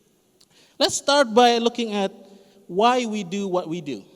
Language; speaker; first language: English; non-native, fluent; Indonesian